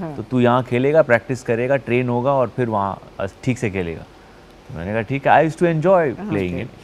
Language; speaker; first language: Hindi; non-native, local second language; Marathi